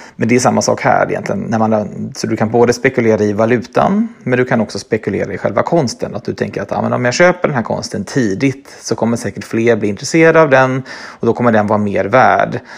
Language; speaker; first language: Swedish; native; Swedish